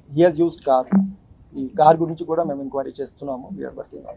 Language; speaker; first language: Telugu; non-native, fluent; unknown